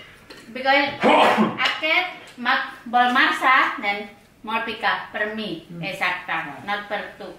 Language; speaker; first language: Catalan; non-native, learner; Indonesian